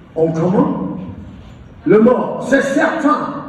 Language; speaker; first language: French; non-native, learner; English